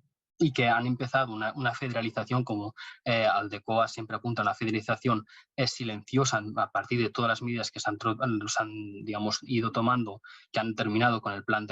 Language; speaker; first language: Spanish; native; Spanish